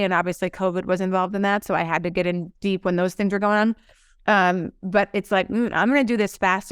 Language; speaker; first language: English; native; English